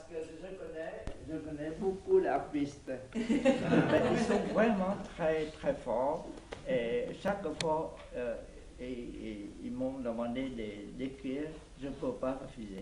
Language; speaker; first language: French; non-native, fluent; Vietnamese